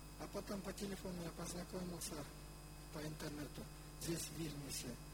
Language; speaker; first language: Russian; non-native, local second language; Kyrgyz